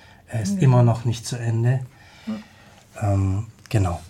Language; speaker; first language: German; native; German